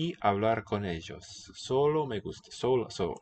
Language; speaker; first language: Spanish; non-native, learner; English